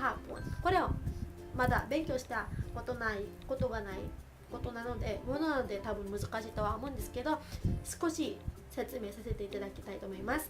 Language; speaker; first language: Japanese; early bilingual, other home language; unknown